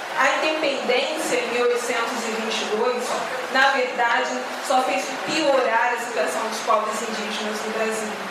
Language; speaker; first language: Portuguese; native; Portuguese